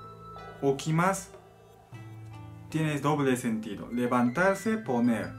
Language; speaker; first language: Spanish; non-native, fluent; Japanese